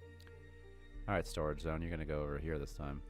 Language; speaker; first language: English; native; English